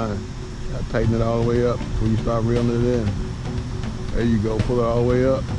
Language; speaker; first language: English; native; English